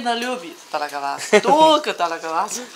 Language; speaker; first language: Russian; non-native, learner; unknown